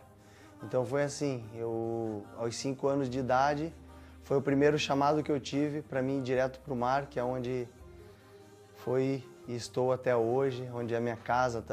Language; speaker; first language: Portuguese; early bilingual, other home language; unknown